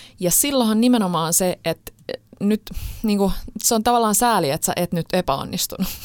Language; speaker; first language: Finnish; native; Finnish